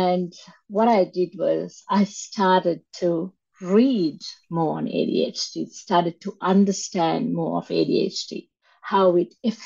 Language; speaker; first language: English; non-native, local second language; Sinhala